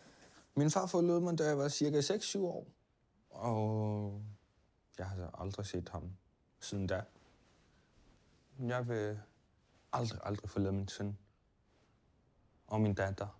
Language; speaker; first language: Danish; non-native, local second language; Kalaallisut